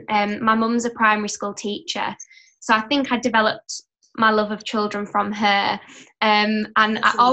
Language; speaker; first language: English; native; English